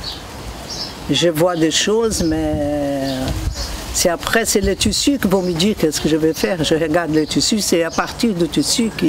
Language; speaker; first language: French; non-native, fluent; Portuguese